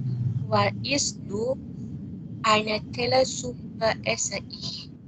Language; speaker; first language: German; non-native, learner; Indonesian